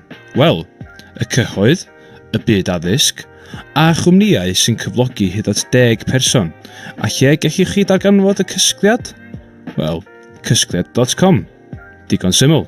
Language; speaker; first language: Welsh; native; Welsh